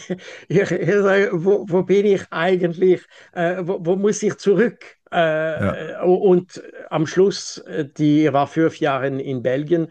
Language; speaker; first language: German; non-native, local second language; French